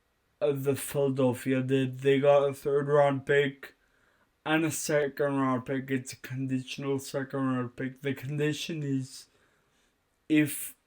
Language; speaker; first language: English; native; English